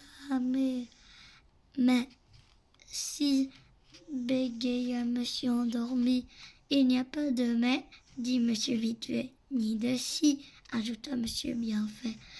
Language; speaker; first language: French; native; French